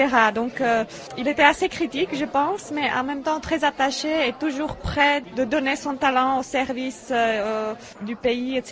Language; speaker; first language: French; non-native, fluent; Czech